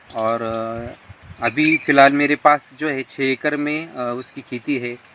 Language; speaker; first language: Hindi; non-native, local second language; Marathi